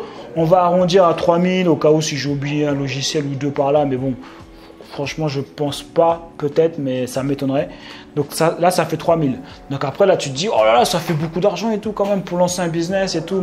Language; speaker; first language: French; native; French